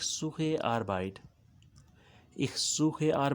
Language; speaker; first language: German; non-native, learner; Urdu